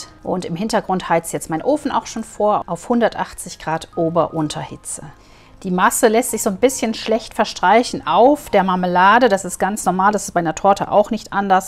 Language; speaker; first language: German; native; German